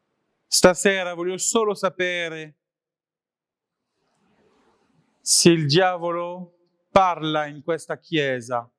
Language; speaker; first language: Italian; non-native, learner; French